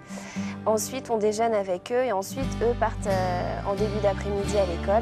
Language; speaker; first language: French; native; French